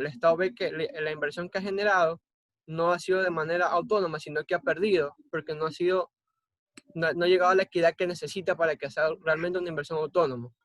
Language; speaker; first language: Spanish; native; Spanish